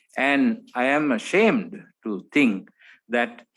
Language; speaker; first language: English; non-native, local second language; Sinhala